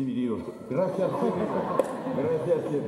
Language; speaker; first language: Spanish; non-native, fluent; French